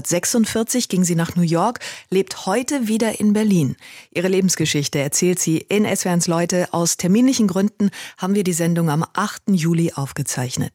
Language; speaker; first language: German; native; German